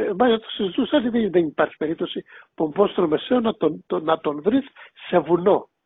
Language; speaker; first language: Greek; native; Greek